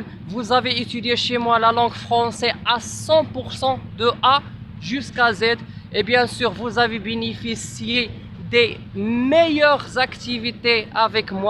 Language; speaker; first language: French; non-native, local second language; Arabic